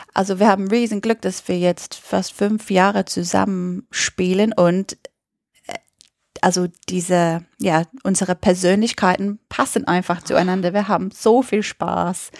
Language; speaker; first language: German; non-native, fluent; English